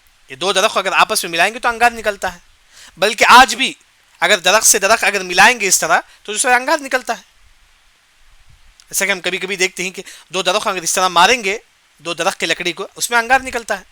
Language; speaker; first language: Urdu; non-native, local second language; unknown